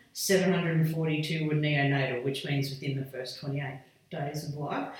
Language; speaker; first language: English; native; English